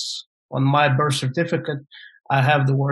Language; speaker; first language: English; non-native, fluent; Russian